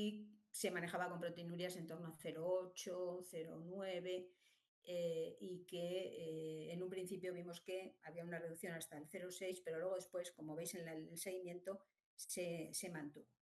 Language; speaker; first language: Spanish; native; Spanish